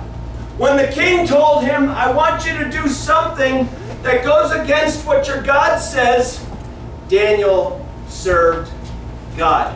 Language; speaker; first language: English; native; English